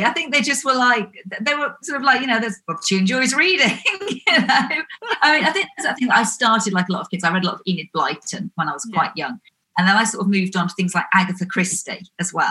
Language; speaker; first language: English; native; English